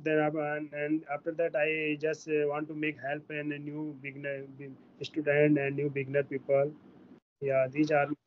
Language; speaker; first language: English; non-native, learner; Hindi